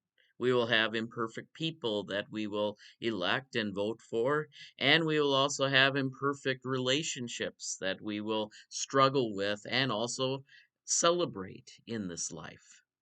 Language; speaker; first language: English; native; English